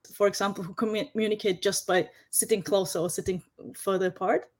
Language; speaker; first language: English; non-native, fluent; German